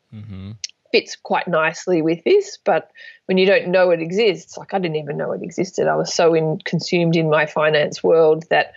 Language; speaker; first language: English; native; English